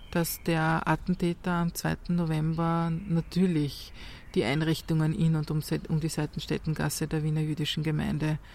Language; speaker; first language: German; native; German